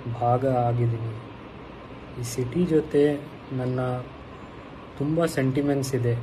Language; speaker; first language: Kannada; non-native, learner; Hindi